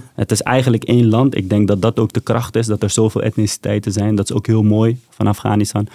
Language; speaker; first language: Dutch; early bilingual, other home language; Persian